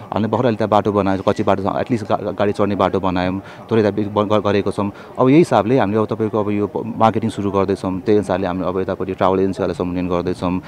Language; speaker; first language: Nepali; native; Nepali